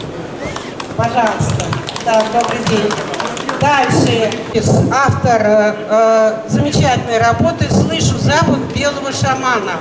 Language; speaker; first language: Russian; native; Russian